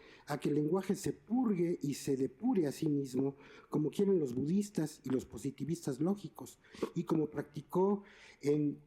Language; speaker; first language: Spanish; native; Spanish